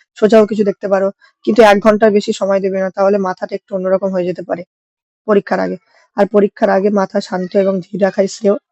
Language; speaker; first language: Bangla; native; Bangla